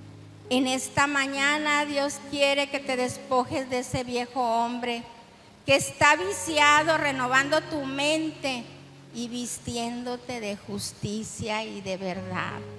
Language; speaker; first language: Spanish; native; Spanish